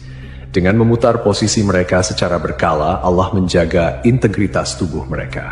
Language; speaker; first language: Indonesian; native; Indonesian